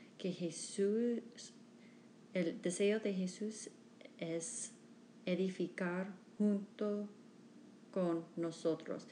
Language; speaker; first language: Spanish; non-native, learner; English